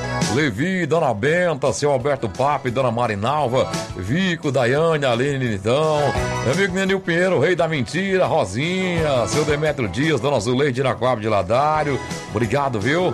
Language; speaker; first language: Portuguese; native; Portuguese